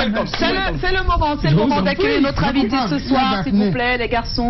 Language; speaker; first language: French; native; French